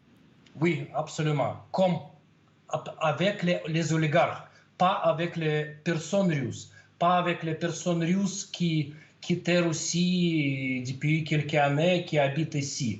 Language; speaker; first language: French; non-native, learner; Russian